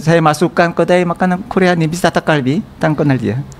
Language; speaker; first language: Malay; non-native, learner; Korean